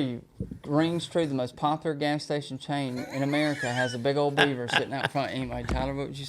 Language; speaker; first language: English; native; English